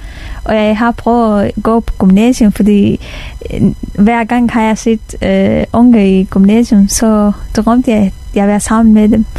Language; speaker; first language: Danish; non-native, fluent; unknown